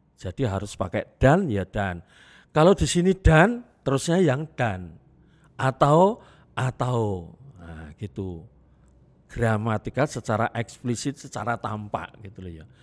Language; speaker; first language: Indonesian; non-native, local second language; Javanese